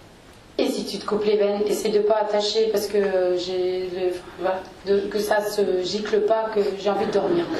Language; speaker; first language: French; native; French